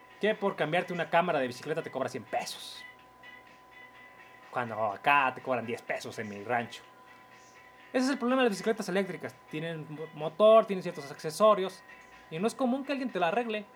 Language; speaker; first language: Spanish; native; Spanish